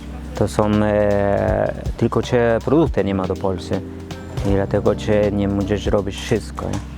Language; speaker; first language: Polish; non-native, learner; Spanish